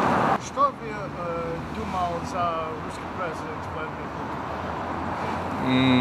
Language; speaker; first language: Russian; non-native, learner; English